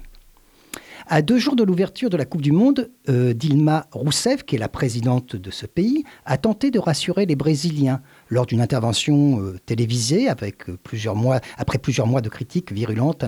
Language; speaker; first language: French; native; French